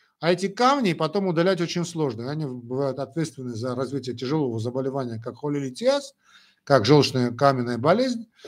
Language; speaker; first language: Russian; non-native, local second language; Armenian